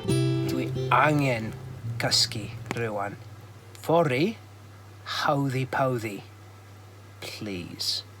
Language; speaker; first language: Welsh; non-native, learner; English